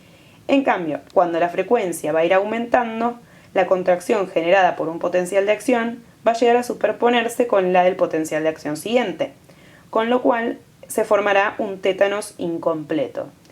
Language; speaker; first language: Spanish; native; Spanish